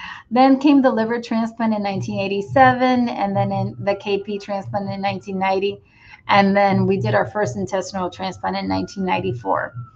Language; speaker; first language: English; non-native, fluent; Spanish